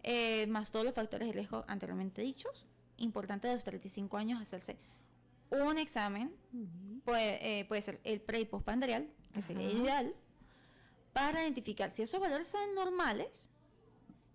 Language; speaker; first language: Spanish; native; Spanish